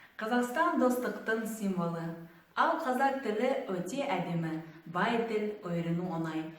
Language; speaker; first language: Kazakh; non-native, local second language; Ingush